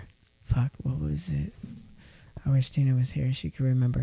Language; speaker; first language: English; early bilingual, other home language; Spanish